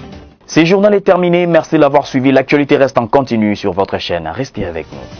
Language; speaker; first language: French; native; French